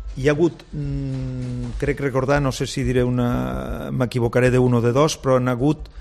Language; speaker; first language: Catalan; native; Catalan